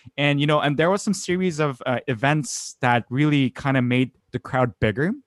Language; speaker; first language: English; non-native, fluent; Korean